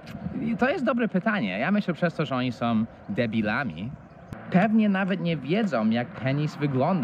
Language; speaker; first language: Polish; non-native, fluent; English